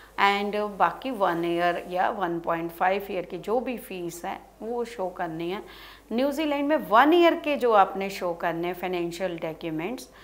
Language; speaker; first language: Hindi; non-native, local second language; Punjabi